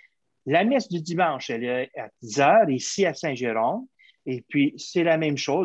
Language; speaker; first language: French; native; French